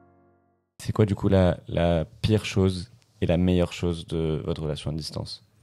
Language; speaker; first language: French; native; French